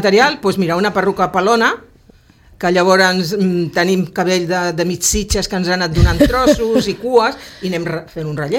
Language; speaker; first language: Catalan; native; Catalan